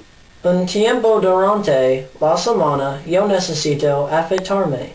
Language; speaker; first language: Spanish; non-native, learner; English